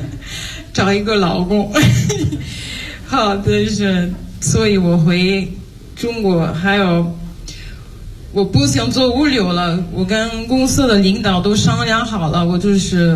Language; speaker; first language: Chinese; non-native, fluent; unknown